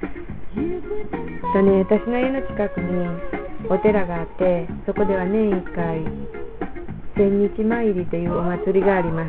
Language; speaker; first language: Japanese; native; Japanese